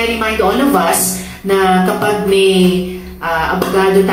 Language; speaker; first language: Filipino; native; Filipino